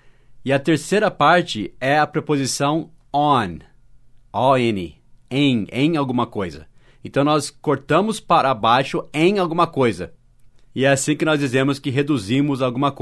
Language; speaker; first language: Portuguese; non-native, fluent; English